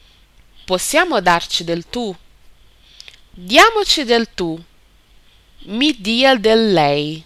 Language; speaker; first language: Italian; non-native, fluent; Portuguese